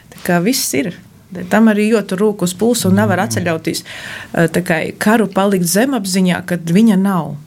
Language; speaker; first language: Latvian; native; Latvian